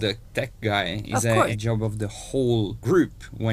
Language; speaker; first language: English; non-native, fluent; Italian